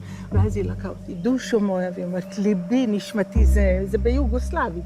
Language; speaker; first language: Hebrew; early bilingual, other home language; Croatian